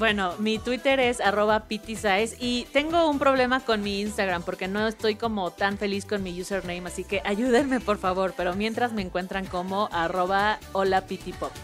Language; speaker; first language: Spanish; native; Spanish